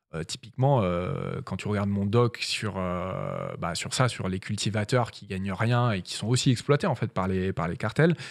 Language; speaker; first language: French; native; French